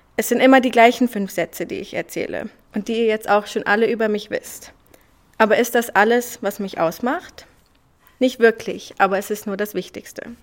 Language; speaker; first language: German; early bilingual, other home language; Swiss German